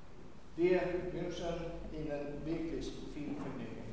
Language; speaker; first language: German; non-native, fluent; Swedish